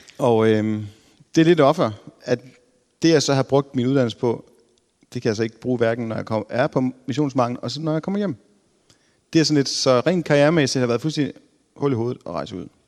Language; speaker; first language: Danish; native; Danish